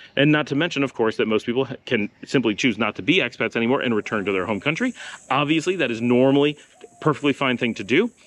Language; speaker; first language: English; native; English